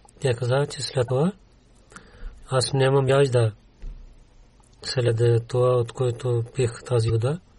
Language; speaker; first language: Bulgarian; non-native, learner; Urdu